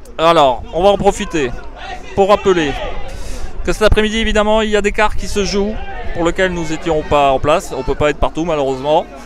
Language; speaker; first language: French; native; French